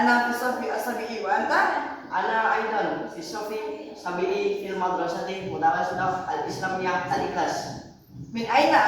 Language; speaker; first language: Arabic; non-native, learner; Indonesian